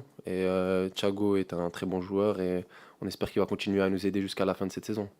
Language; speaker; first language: French; native; French